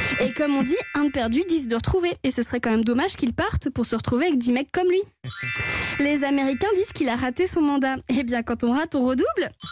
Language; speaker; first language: French; native; French